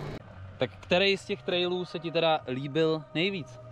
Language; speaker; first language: Czech; native; Czech